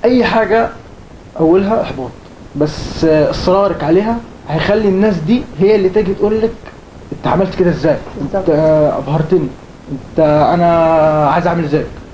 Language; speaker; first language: Arabic; native; Arabic